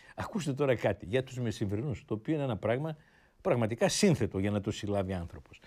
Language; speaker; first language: Greek; native; Greek